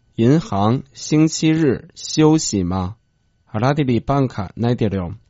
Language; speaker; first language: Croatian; non-native, fluent; Chinese